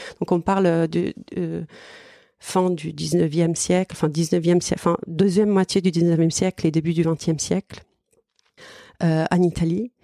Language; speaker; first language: French; non-native, fluent; Italian